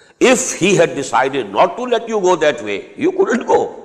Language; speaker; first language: English; non-native, local second language; Urdu